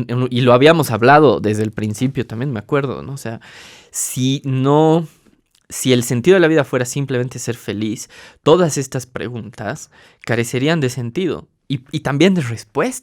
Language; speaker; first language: Spanish; native; Spanish